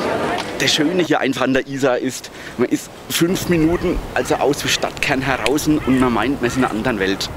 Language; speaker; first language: German; native; German